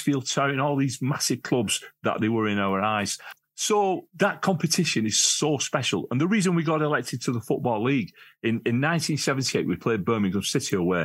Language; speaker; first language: English; native; English